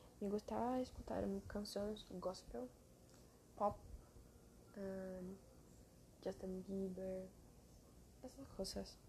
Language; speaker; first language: Spanish; non-native, learner; Portuguese